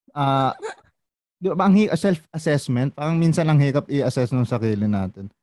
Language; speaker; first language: Filipino; native; Filipino